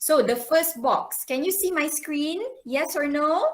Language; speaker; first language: English; non-native, local second language; Malay